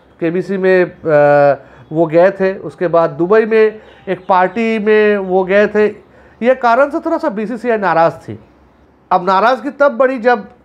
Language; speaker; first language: Hindi; non-native, local second language; Bangla